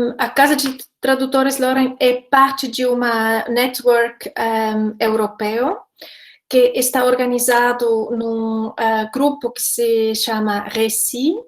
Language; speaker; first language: Portuguese; non-native, fluent; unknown